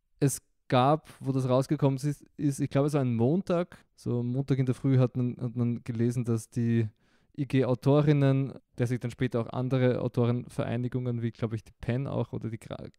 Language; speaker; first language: German; non-native, local second language; Croatian